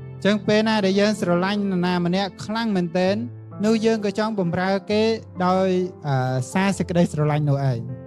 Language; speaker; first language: Khmer; native; Khmer